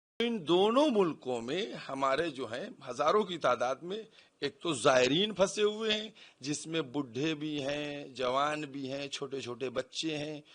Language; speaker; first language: Urdu; native; Urdu